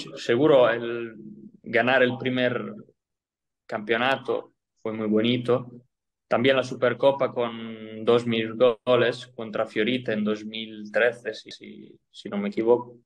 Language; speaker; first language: Spanish; non-native, fluent; Italian